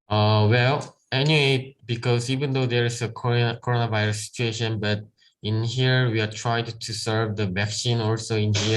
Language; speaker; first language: English; non-native, learner; Korean